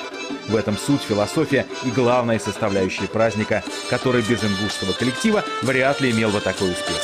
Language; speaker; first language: Russian; native; Russian